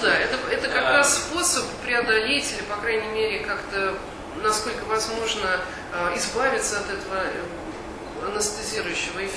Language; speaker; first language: Russian; native; Russian